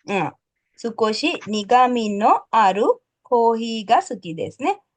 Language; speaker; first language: Japanese; non-native, fluent; Sinhala